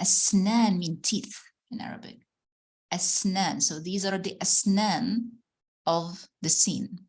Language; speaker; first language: English; non-native, fluent; Arabic